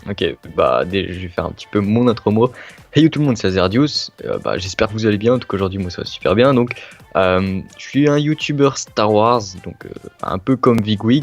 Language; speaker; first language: French; native; French